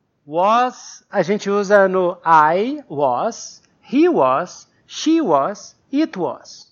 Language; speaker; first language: English; non-native, fluent; Portuguese